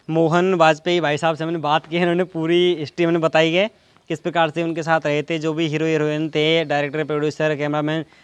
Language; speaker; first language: Hindi; native; Hindi